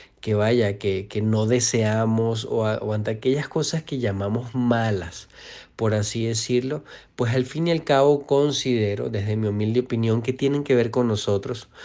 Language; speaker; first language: Spanish; native; Spanish